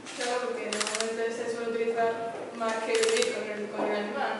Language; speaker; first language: Spanish; native; Spanish